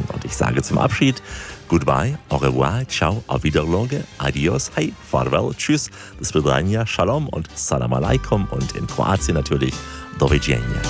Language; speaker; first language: German; native; German